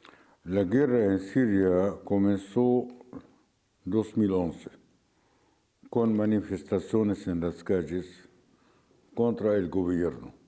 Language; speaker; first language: Spanish; non-native, fluent; Arabic